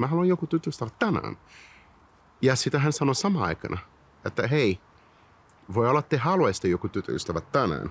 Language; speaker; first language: Finnish; non-native, fluent; Portuguese